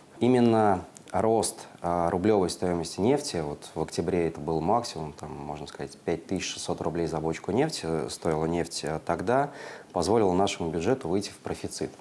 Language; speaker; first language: Russian; native; Russian